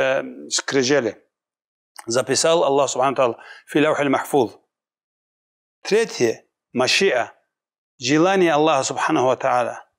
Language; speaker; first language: Russian; non-native, local second language; Kumyk